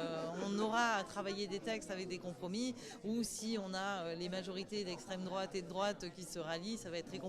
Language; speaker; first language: French; native; French